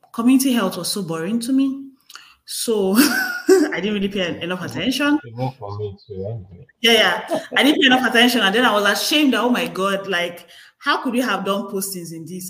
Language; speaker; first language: English; non-native, local second language; Igbo